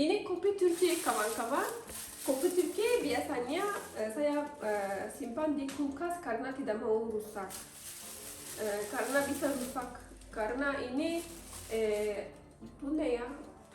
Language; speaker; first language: Indonesian; non-native, learner; Turkish